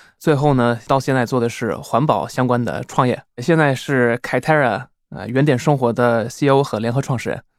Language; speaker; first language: Chinese; non-native, fluent; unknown